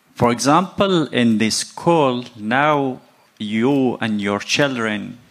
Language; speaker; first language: English; non-native, learner; Persian